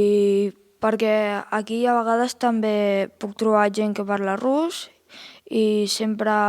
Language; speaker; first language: Catalan; early bilingual, heritage; Russian